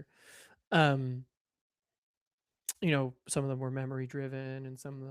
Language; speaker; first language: English; native; English